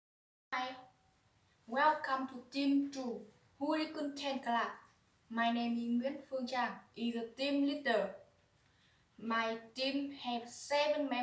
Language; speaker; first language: English; non-native, learner; Vietnamese